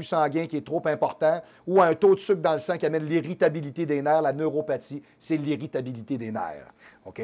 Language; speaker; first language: French; native; French